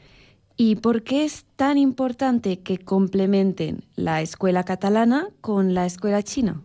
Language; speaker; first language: Spanish; non-native, local second language; Catalan